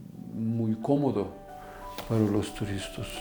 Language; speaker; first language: Spanish; non-native, fluent; Turkish